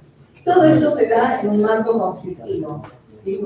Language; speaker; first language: Spanish; native; Spanish